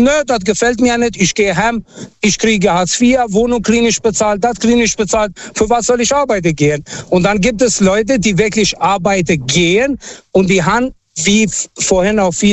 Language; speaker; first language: German; non-native, fluent; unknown